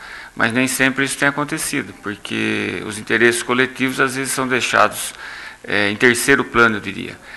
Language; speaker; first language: Portuguese; native; Portuguese